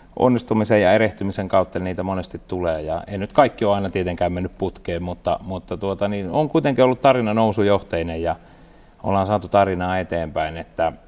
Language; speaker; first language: Finnish; native; Finnish